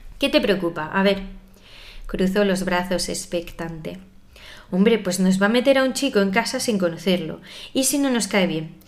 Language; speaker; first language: Spanish; native; Spanish